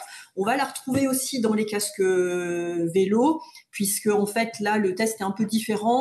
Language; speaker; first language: French; native; French